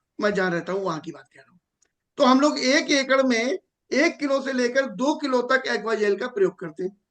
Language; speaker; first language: Hindi; native; Hindi